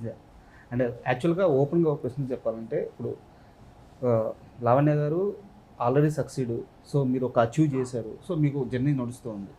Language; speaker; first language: Telugu; native; Telugu